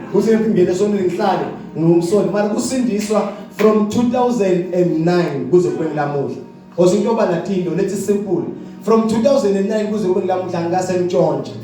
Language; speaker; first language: Zulu; non-native, local second language; Swati